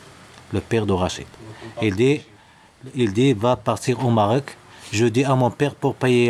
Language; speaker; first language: French; non-native, learner; Arabic